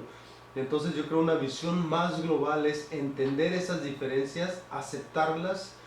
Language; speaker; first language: Spanish; native; Spanish